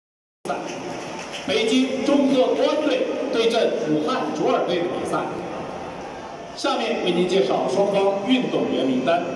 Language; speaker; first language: Chinese; native; Chinese